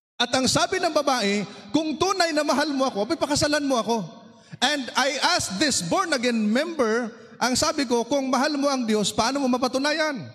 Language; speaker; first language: Filipino; native; Filipino